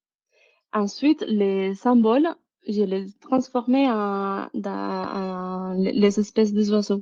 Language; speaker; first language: French; non-native, fluent; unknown